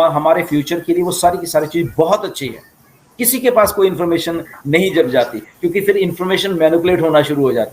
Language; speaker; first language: Hindi; native; Hindi